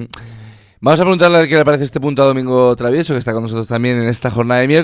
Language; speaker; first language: Spanish; native; Spanish